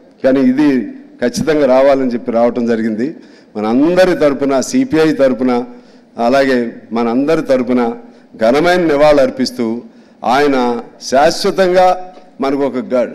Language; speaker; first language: Telugu; native; Telugu